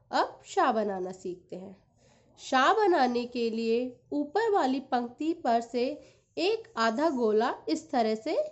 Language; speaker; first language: Hindi; native; Hindi